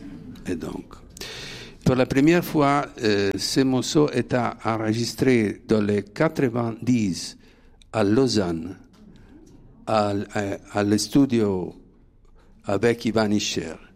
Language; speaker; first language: French; non-native, learner; Italian